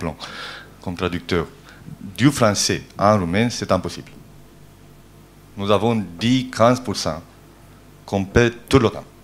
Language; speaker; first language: French; non-native, fluent; Romanian